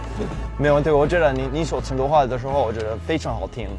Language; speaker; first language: Chinese; non-native, learner; English